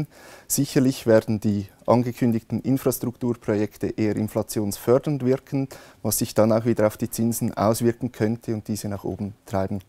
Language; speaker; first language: German; native; German